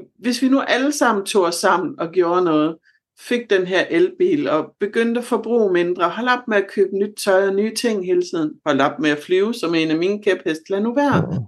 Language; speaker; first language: Danish; native; Danish